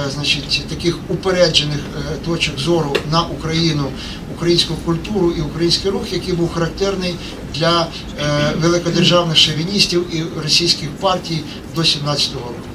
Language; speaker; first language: Ukrainian; native; Ukrainian